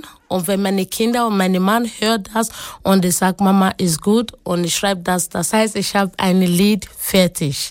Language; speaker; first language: German; non-native, learner; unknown